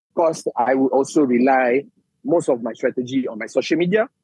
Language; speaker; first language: English; non-native, local second language; Malay